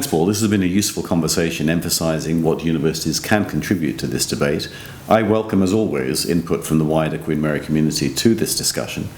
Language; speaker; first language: English; native; English